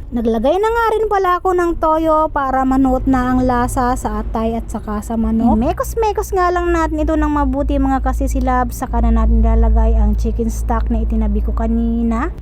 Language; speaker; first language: Filipino; non-native, local second language; Bikol